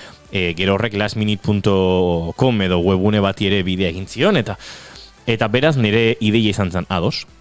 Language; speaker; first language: Basque; native; Basque